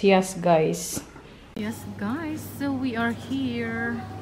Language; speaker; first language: English; non-native, local second language; Filipino